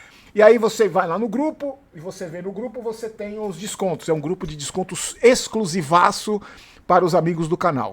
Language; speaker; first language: Portuguese; native; Portuguese